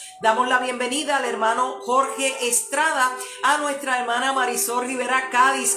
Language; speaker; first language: Spanish; native; Spanish